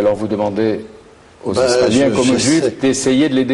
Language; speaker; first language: French; native; French